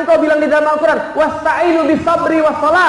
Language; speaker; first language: Indonesian; native; Indonesian